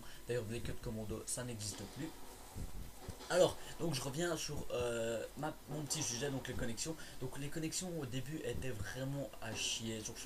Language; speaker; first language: French; native; French